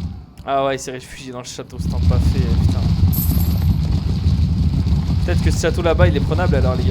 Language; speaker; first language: French; native; French